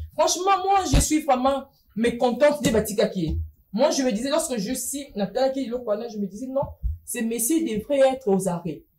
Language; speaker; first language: French; non-native, local second language; Lingala